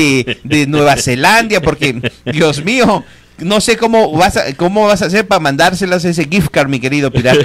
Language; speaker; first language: Spanish; native; Spanish